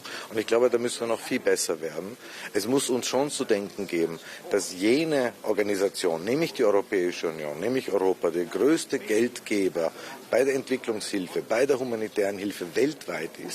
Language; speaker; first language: German; native; German